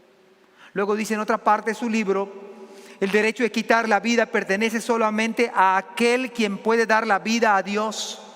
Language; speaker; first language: Spanish; native; Spanish